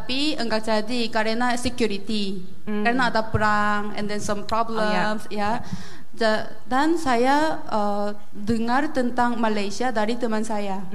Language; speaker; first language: Indonesian; non-native, fluent; Korean